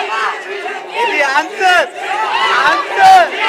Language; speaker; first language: Telugu; non-native, learner; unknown